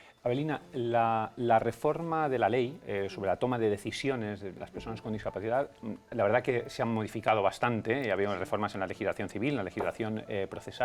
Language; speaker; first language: Spanish; native; Spanish